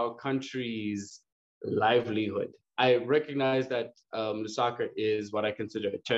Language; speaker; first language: English; native; English